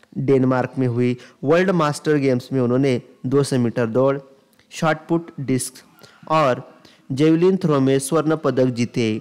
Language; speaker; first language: Hindi; non-native, local second language; Marathi